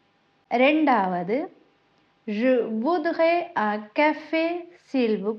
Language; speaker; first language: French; non-native, fluent; Tamil